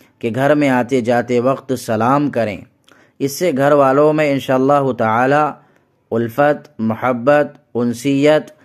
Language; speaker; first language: Urdu; native; Urdu